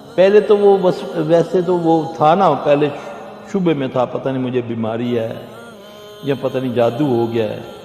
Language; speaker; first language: Urdu; non-native, local second language; Punjabi